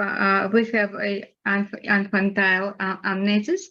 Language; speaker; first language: English; non-native, learner; Russian